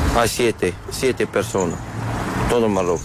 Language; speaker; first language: Spanish; non-native, learner; Arabic